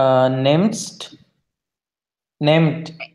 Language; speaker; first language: German; non-native, learner; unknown